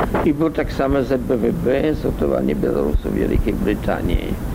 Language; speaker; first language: Russian; non-native, learner; French